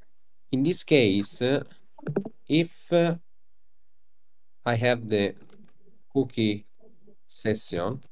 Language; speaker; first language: English; non-native, learner; Italian